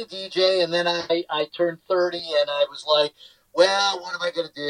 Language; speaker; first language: English; native; English